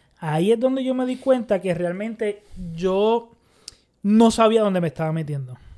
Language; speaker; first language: Spanish; native; Spanish